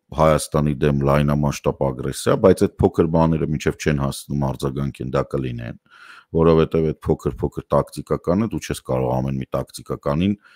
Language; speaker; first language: Armenian; native; Armenian